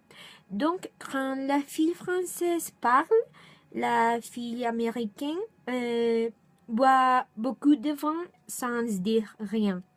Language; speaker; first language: French; non-native, learner; Spanish